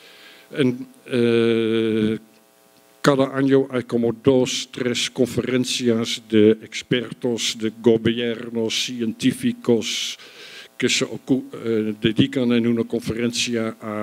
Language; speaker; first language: Spanish; non-native, fluent; Dutch